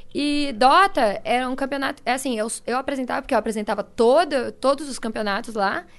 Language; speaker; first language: Portuguese; native; Portuguese